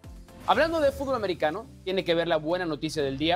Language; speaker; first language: Spanish; native; Spanish